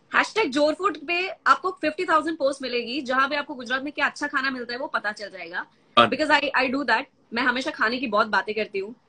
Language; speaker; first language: Hindi; non-native, local second language; Gujarati